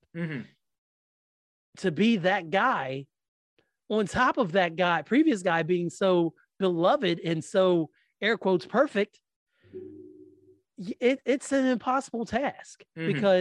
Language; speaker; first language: English; native; English